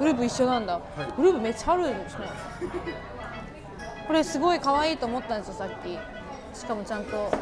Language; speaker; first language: Japanese; native; Japanese